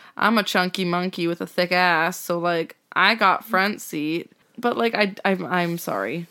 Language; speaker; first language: English; native; English